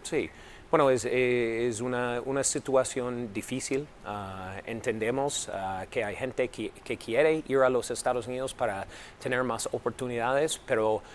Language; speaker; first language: Spanish; non-native, fluent; English